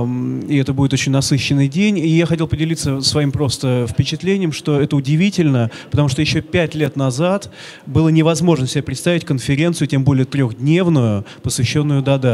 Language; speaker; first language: Russian; native; Russian